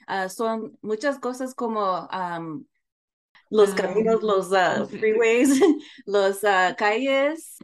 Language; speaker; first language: Spanish; early bilingual, heritage; English